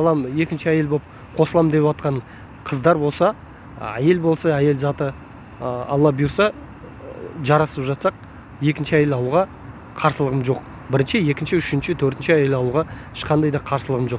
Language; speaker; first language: Kazakh; native; Kazakh